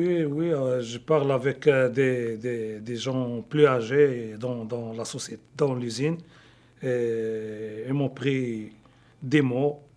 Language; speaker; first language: French; non-native, local second language; Arabic